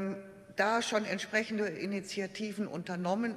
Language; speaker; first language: German; native; German